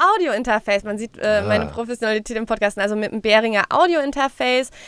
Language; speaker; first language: German; native; German